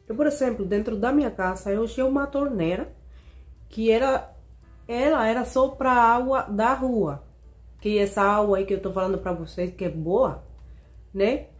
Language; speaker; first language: Portuguese; non-native, fluent; Spanish